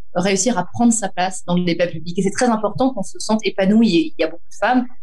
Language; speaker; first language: French; native; French